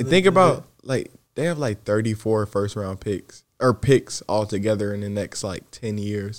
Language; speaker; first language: English; native; English